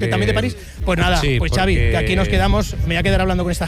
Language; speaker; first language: Spanish; native; Spanish